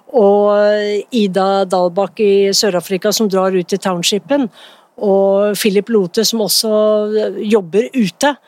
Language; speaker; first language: Norwegian; native; Norwegian